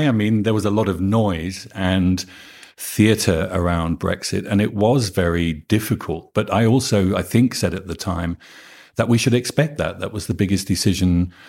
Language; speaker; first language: English; native; English